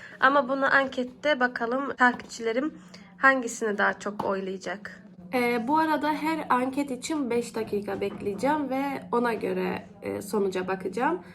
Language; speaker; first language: Turkish; early bilingual, heritage; Turkish